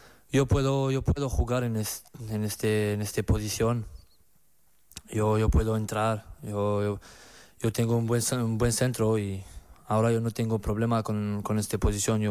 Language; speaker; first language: Spanish; non-native, learner; French